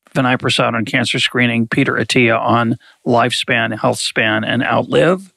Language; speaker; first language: English; native; English